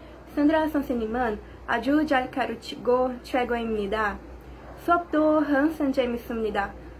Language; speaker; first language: Korean; non-native, learner; Portuguese